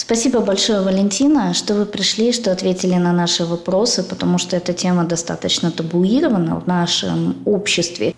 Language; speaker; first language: Russian; native; Russian